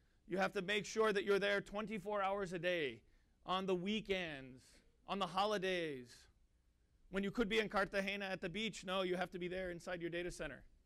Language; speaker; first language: English; native; English